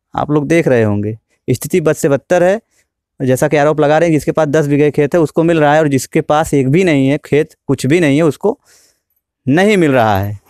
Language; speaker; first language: Hindi; native; Hindi